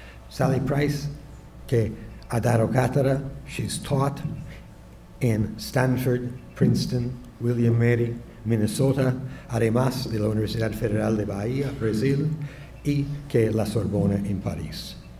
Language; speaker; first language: Spanish; native; Spanish